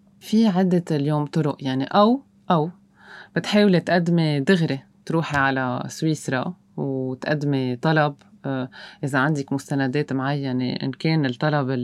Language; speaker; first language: Arabic; native; Arabic